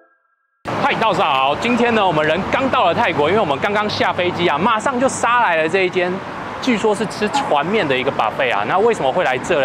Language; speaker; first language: Chinese; native; Chinese